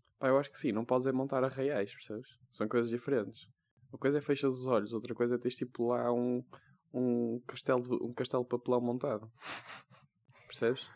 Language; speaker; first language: Portuguese; native; Portuguese